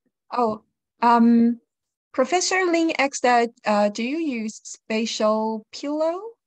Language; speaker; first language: English; non-native, fluent; Chinese